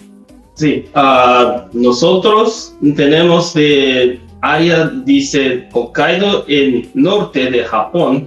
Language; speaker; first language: Spanish; non-native, learner; Japanese